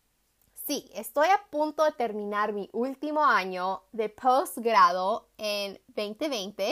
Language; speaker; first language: Spanish; early bilingual, heritage; Spanish